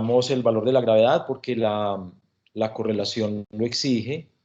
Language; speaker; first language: Spanish; native; Spanish